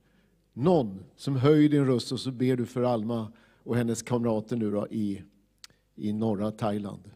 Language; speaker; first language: Swedish; native; Swedish